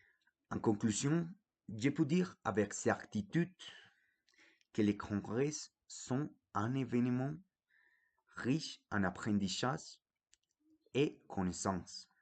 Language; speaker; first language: French; non-native, fluent; Spanish